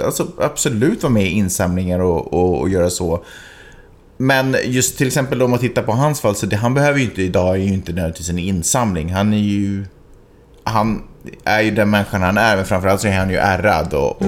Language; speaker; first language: Swedish; native; Swedish